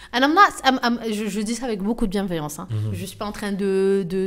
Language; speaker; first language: French; non-native, local second language; Arabic